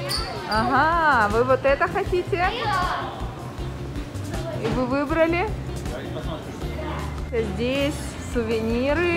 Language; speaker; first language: Russian; native; Russian